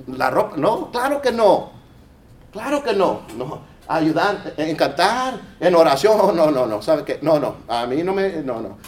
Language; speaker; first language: Spanish; early bilingual, heritage; Spanish